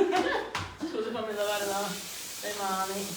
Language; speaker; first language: Italian; early bilingual, heritage; Italian